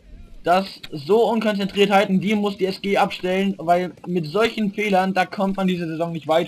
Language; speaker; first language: German; native; German